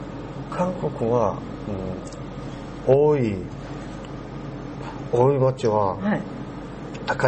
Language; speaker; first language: Japanese; non-native, learner; Korean